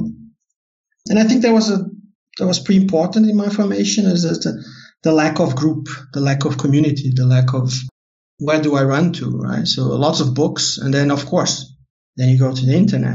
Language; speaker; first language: English; non-native, fluent; Portuguese